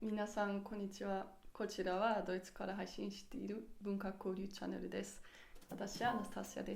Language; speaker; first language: Japanese; non-native, learner; German